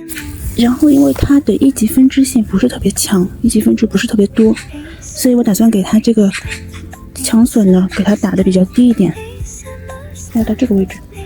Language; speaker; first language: Chinese; native; Chinese